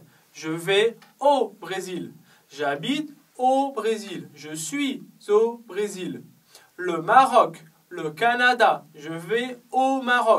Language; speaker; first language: French; non-native, fluent; Chinese